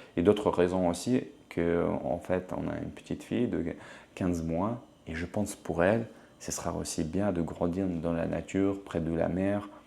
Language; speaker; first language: French; non-native, fluent; Ukrainian